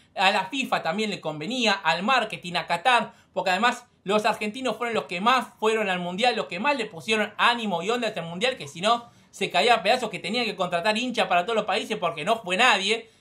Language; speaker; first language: Spanish; native; Spanish